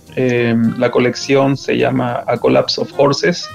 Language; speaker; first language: Spanish; native; Spanish